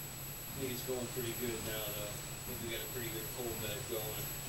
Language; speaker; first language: English; native; English